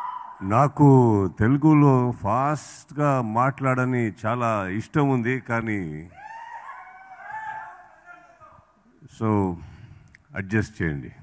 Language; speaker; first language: Telugu; non-native, learner; Kannada